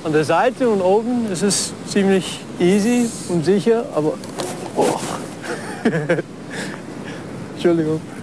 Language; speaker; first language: German; non-native, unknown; English